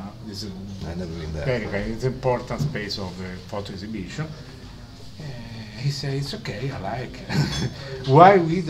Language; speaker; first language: English; non-native, learner; Italian